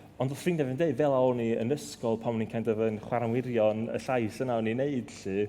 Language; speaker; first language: Welsh; native; Welsh